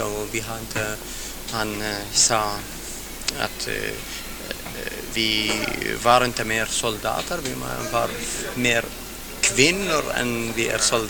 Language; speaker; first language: Swedish; non-native, fluent; Arabic